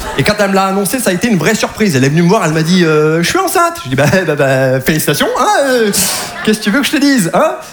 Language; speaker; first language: French; native; French